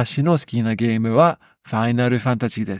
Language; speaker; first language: Japanese; non-native, learner; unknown